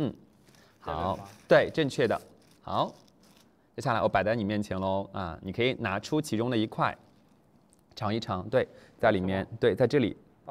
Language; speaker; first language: Chinese; native; Chinese